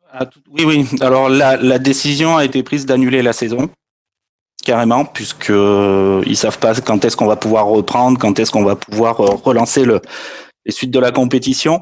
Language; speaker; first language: French; native; French